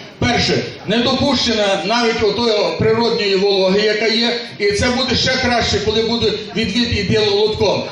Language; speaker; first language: Ukrainian; native; Ukrainian